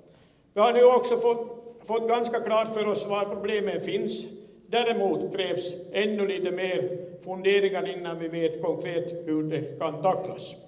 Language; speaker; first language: Swedish; native; Swedish